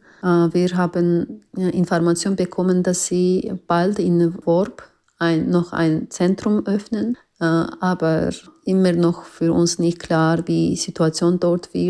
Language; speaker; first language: German; non-native, learner; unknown